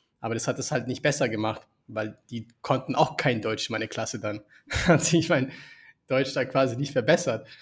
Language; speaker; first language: German; early bilingual, other home language; Spanish